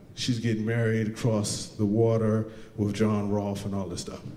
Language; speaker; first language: English; native; English